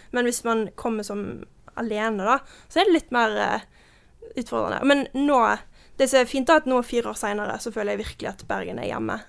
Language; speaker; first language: Norwegian; early bilingual, heritage; Norwegian